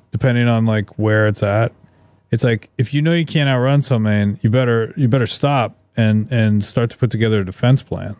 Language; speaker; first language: English; native; English